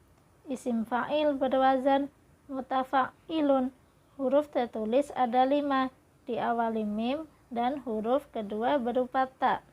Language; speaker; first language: Indonesian; native; Indonesian